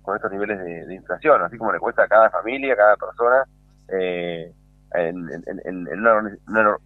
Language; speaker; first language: Spanish; native; Spanish